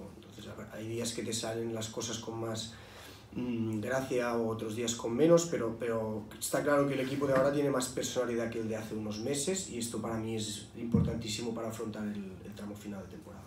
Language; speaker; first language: Spanish; non-native, local second language; Catalan